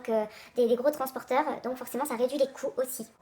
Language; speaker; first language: French; native; French